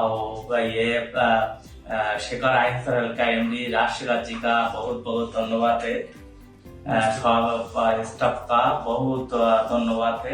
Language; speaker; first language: Hindi; non-native, learner; Bangla